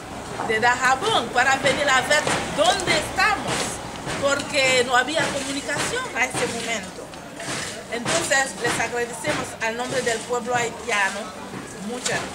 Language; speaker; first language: Spanish; non-native, fluent; Haitian Creole